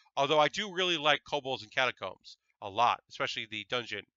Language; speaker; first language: English; native; English